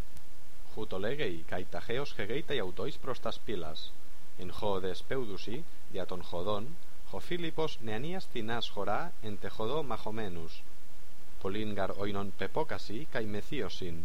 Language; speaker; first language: Greek; non-native, fluent; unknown